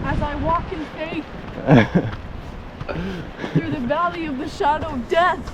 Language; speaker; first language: English; native; English